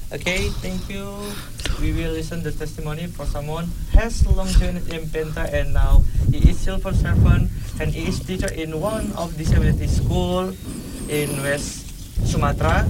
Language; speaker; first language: English; non-native, learner; Indonesian